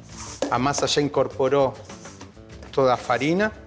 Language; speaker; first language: Portuguese; non-native, fluent; Spanish